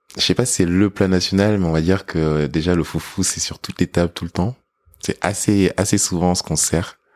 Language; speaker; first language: French; early bilingual, other home language; English